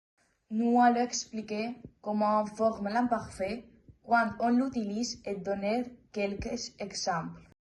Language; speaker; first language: French; non-native, learner; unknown